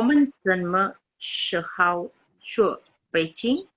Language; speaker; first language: Chinese; non-native, learner; Indonesian